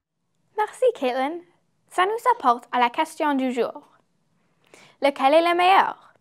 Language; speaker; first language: French; non-native, learner; English